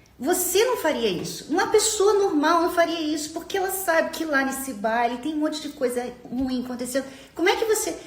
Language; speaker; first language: Portuguese; early bilingual, heritage; Portuguese